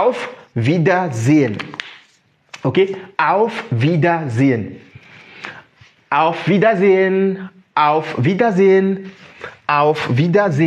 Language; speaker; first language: German; non-native, fluent; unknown